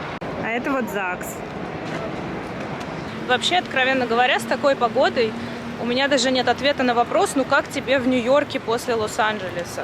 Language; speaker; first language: Russian; native; Russian